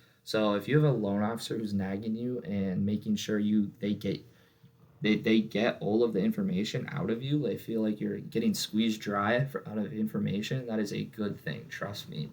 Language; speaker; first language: English; native; English